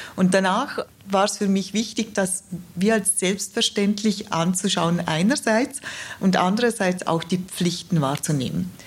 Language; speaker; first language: German; native; German